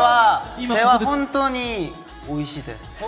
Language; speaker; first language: Japanese; non-native, learner; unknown